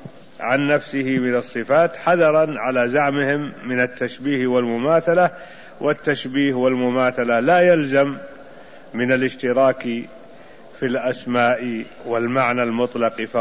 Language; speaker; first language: Arabic; native; Arabic